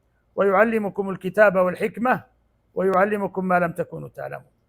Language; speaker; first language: Arabic; native; Arabic